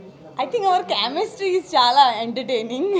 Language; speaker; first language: Telugu; non-native, learner; Gujarati